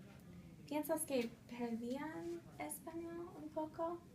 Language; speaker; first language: Spanish; non-native, fluent; English